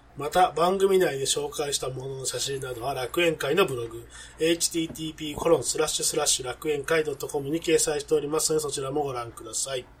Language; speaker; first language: Japanese; native; Japanese